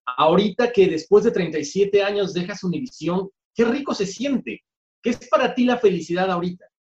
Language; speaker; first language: Spanish; native; Spanish